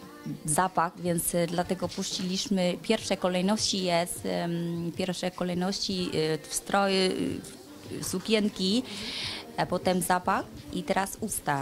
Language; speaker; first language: Polish; non-native, learner; Vietnamese